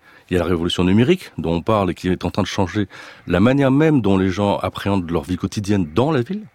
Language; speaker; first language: French; native; French